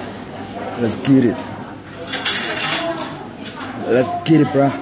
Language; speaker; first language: English; non-native, learner; Korean